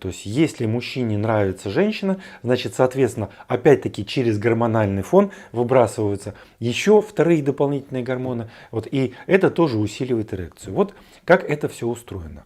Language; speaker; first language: Russian; native; Russian